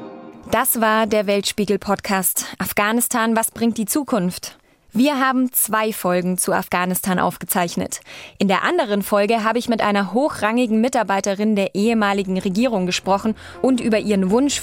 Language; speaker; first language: German; native; German